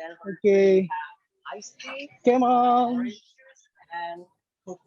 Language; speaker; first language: English; non-native, fluent; Indonesian